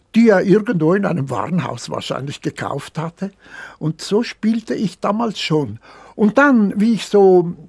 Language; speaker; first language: German; early bilingual, other home language; Italian